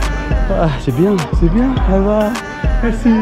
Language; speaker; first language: French; non-native, fluent; Javanese